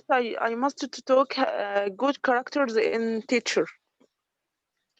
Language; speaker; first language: English; non-native, learner; Arabic